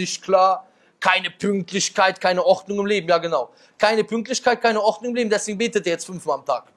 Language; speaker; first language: German; native; German